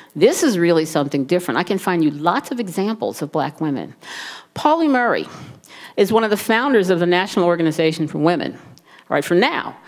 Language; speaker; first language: English; native; English